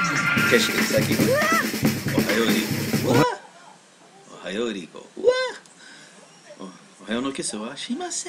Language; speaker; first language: Japanese; non-native, learner; English